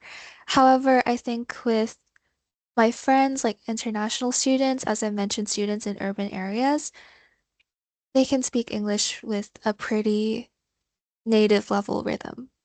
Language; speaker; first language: English; non-native, fluent; Thai